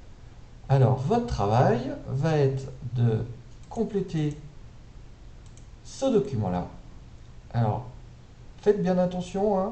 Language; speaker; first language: French; native; French